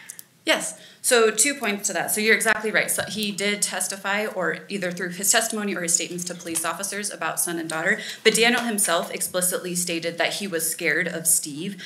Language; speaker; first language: English; native; English